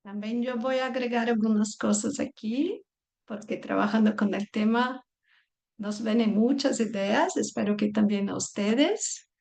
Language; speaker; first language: Spanish; non-native, fluent; Portuguese